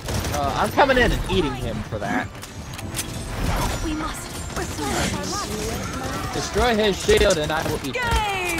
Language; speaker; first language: English; native; English